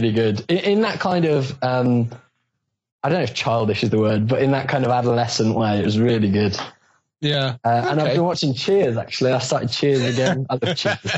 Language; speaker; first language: English; native; English